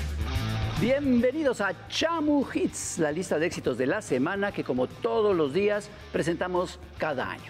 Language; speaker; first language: Spanish; native; Spanish